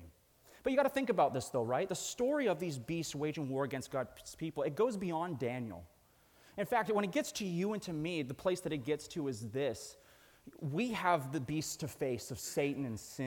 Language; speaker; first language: English; native; English